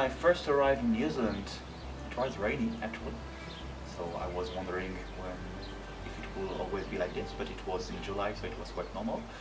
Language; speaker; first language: English; non-native, fluent; French